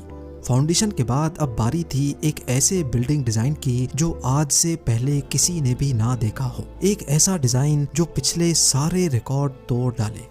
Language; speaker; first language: Urdu; native; Urdu